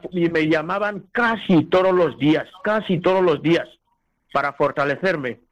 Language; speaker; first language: Spanish; non-native, local second language; Fang